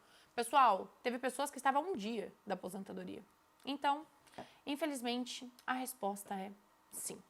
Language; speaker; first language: Portuguese; native; Portuguese